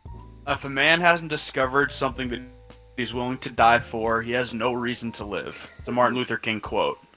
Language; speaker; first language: English; native; English